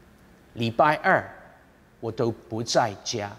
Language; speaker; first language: Chinese; non-native, fluent; English